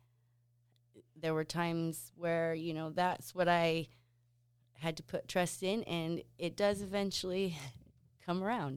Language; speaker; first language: English; native; English